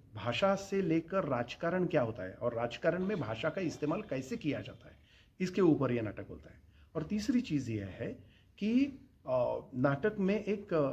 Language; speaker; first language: Hindi; non-native, local second language; Marathi